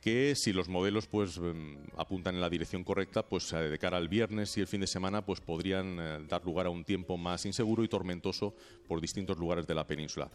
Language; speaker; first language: Spanish; native; Spanish